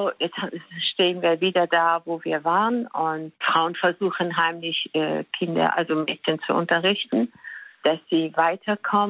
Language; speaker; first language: German; non-native, fluent; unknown